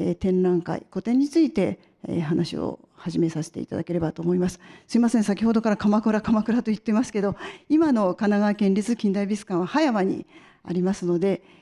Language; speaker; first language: Japanese; native; Japanese